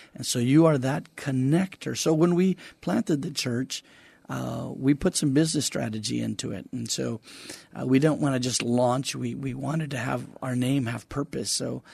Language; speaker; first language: English; native; English